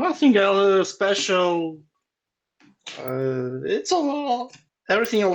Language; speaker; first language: English; non-native, learner; Ukrainian